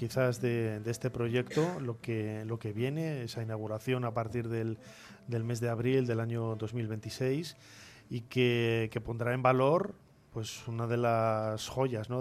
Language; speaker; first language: Spanish; native; Spanish